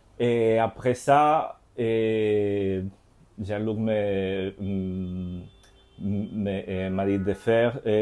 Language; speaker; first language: French; non-native, learner; Spanish